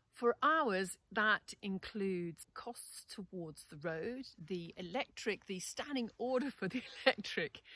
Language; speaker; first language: English; native; English